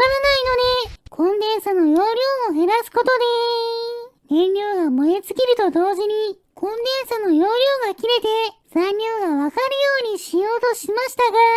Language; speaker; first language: Japanese; native; Japanese